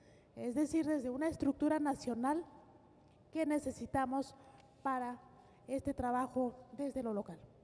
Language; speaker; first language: Spanish; native; Spanish